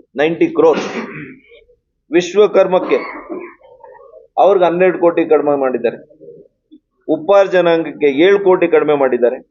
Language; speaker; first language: Kannada; native; Kannada